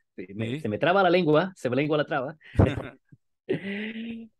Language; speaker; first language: Spanish; native; Spanish